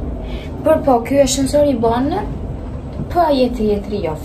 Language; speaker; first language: Albanian; early bilingual, heritage; Albanian